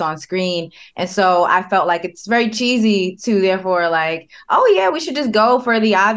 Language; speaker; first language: English; native; English